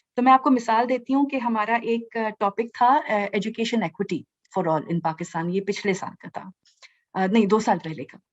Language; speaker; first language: Urdu; native; Urdu